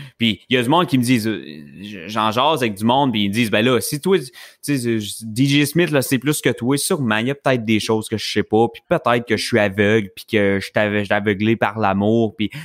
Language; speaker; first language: French; native; French